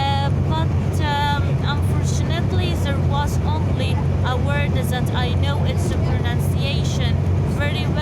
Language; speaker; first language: English; non-native, learner; Arabic